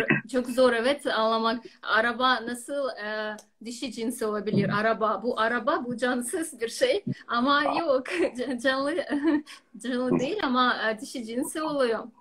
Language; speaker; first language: Turkish; non-native, learner; Russian